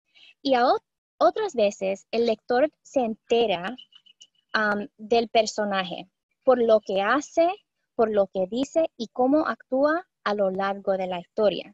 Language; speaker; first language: Spanish; early bilingual, heritage; Spanish